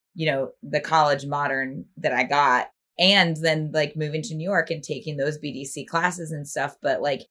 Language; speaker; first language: English; native; English